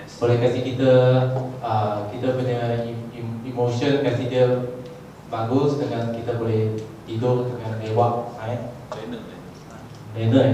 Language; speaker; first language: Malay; non-native, local second language; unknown